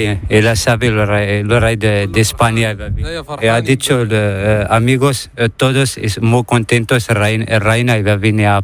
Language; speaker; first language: Spanish; non-native, learner; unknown